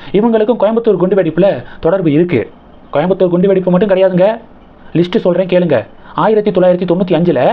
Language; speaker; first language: Tamil; native; Tamil